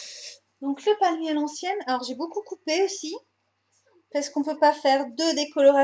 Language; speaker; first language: French; native; French